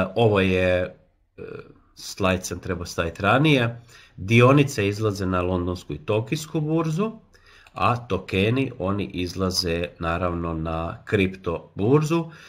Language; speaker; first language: Croatian; native; Croatian